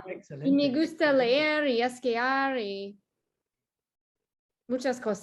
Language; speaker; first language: Spanish; non-native, learner; English